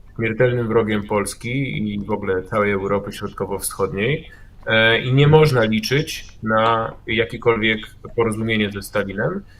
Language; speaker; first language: Polish; native; Polish